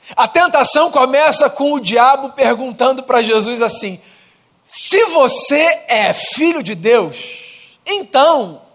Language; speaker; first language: Portuguese; native; Portuguese